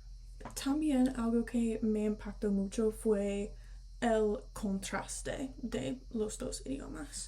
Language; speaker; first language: Spanish; early bilingual, heritage; Spanish